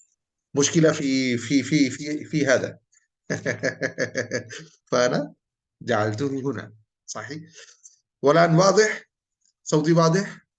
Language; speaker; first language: Arabic; non-native, fluent; Urdu